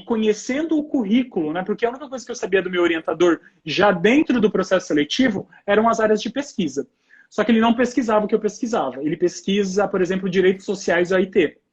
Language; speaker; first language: Portuguese; native; Portuguese